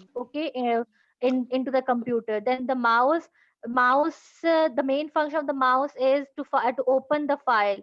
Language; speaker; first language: English; non-native, local second language; Urdu